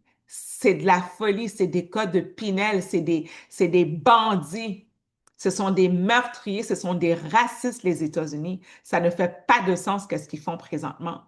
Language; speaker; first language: French; native; French